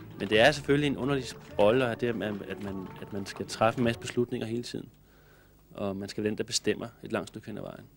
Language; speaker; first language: Danish; native; Danish